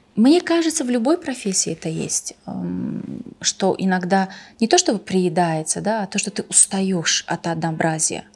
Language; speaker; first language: Russian; non-native, local second language; Tajik